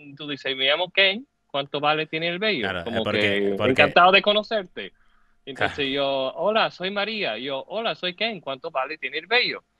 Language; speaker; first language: Spanish; non-native, fluent; English